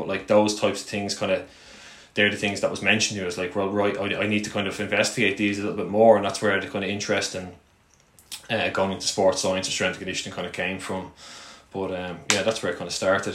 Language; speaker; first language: English; native; English